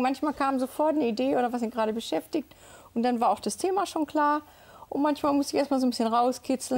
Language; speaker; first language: German; native; German